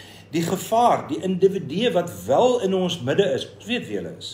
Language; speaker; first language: Afrikaans; native; Afrikaans